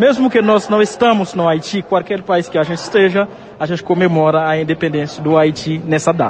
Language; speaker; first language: Portuguese; non-native, local second language; Haitian Creole